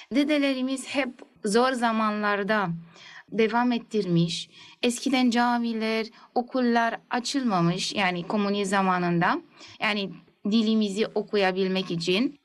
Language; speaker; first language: Turkish; early bilingual, heritage; Turkish